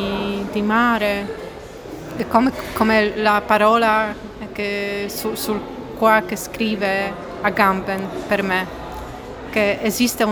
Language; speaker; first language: Italian; non-native, learner; Polish